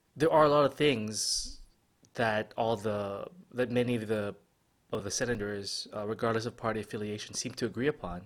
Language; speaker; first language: English; non-native, local second language; Filipino